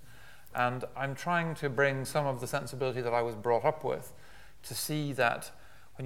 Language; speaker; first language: English; native; English